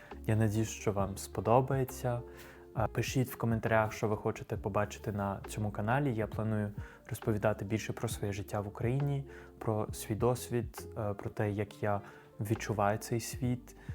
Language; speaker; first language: Ukrainian; non-native, fluent; French